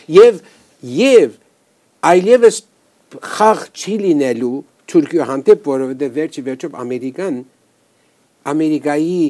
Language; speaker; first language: Armenian; early bilingual, heritage; Armenian